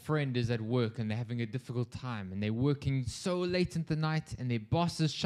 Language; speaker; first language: English; native; English